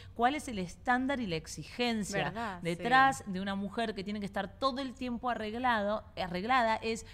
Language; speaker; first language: Spanish; native; Spanish